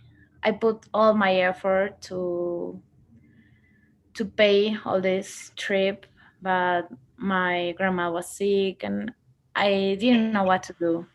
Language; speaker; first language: English; non-native, learner; Spanish